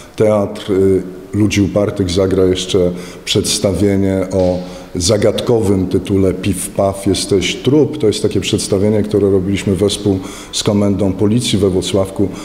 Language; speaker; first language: Polish; native; Polish